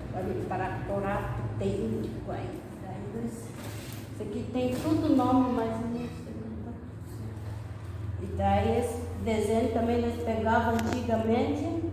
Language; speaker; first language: Portuguese; non-native, local second language; Guarani